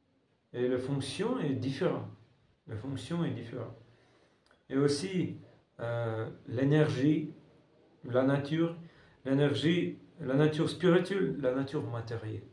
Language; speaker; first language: French; non-native, fluent; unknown